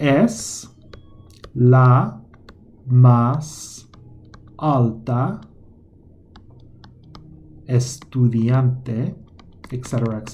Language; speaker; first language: Spanish; non-native, fluent; English